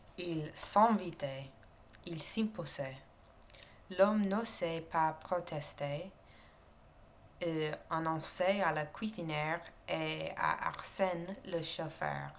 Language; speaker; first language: French; non-native, learner; English